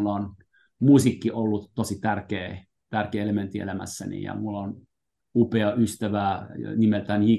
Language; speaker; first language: Finnish; non-native, fluent; French